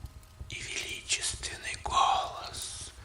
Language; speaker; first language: Russian; native; Russian